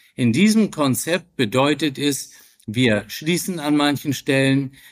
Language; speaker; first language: German; native; German